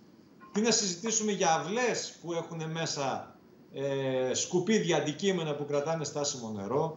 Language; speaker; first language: Greek; native; Greek